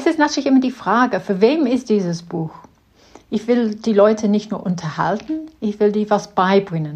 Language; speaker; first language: German; non-native, fluent; English